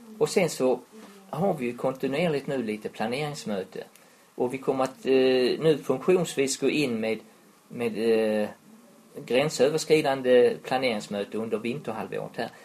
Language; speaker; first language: Swedish; native; Swedish